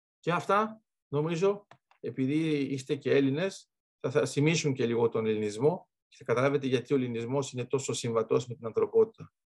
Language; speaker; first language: Greek; early bilingual, heritage; Greek